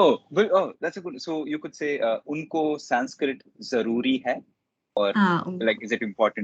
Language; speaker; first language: Hindi; non-native, local second language; Telugu